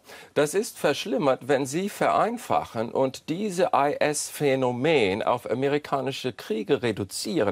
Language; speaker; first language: German; non-native, fluent; English